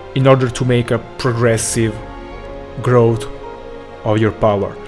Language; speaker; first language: English; non-native, fluent; Italian